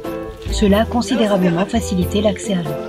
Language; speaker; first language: French; native; French